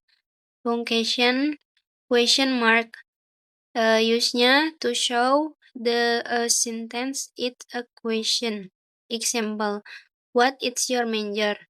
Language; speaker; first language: English; non-native, learner; Indonesian